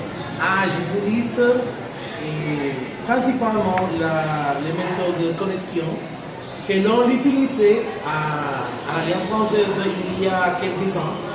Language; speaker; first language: French; non-native, fluent; Spanish